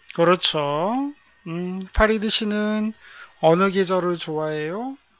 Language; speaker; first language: Korean; native; Korean